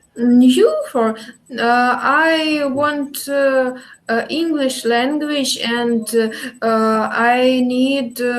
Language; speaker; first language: English; non-native, learner; Russian